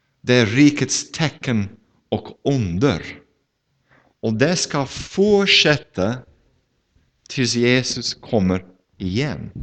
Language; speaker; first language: Swedish; non-native, fluent; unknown